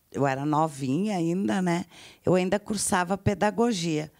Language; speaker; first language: Portuguese; native; Portuguese